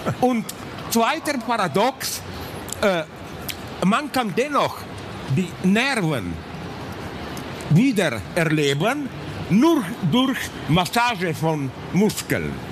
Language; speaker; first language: German; non-native, learner; Slovenian